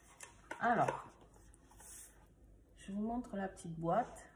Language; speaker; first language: French; native; French